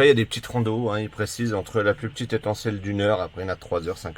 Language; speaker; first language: French; native; French